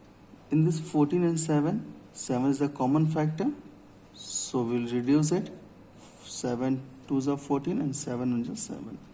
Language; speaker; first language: English; non-native, local second language; Hindi